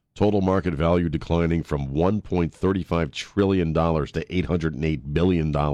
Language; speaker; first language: English; native; English